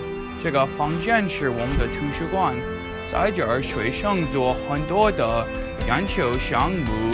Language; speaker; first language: Chinese; non-native, learner; English